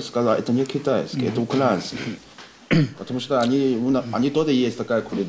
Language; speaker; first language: Russian; non-native, learner; Chinese